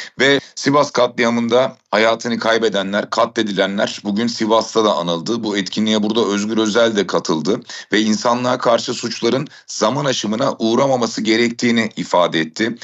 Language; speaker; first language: Turkish; native; Turkish